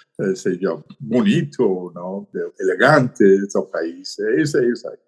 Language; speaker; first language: Portuguese; non-native, learner; Persian